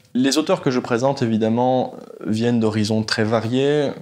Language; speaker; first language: French; native; French